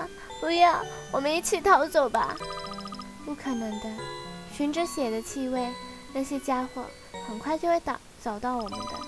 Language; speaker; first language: Chinese; native; Chinese